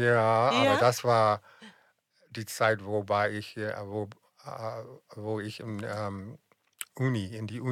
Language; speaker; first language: German; non-native, fluent; English